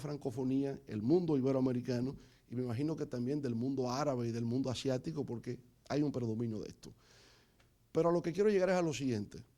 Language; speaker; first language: Spanish; native; Spanish